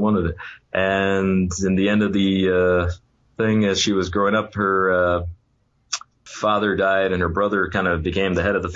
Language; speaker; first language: English; native; English